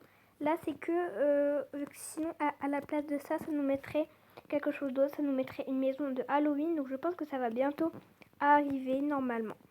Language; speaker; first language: French; native; French